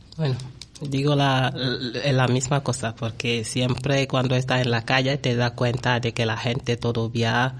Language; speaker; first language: Spanish; non-native, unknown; Wolof